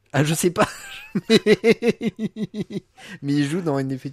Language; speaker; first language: French; native; French